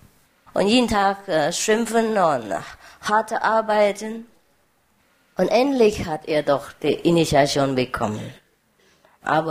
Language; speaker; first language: German; non-native, learner; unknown